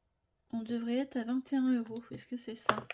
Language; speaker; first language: French; native; French